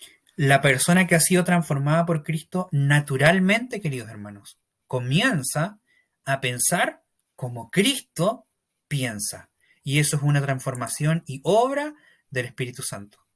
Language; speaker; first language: Spanish; native; Spanish